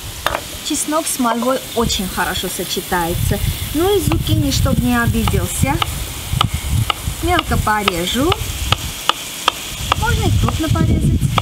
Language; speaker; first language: Russian; non-native, local second language; Armenian